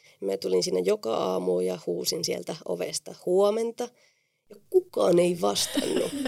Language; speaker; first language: Finnish; non-native, fluent; Spanish